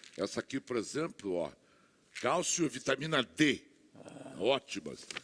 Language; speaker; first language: Portuguese; native; Portuguese